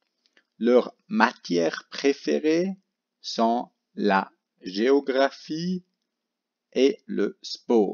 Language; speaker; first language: French; non-native, local second language; German